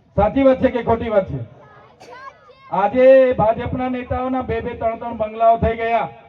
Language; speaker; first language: Gujarati; non-native, local second language; Vasavi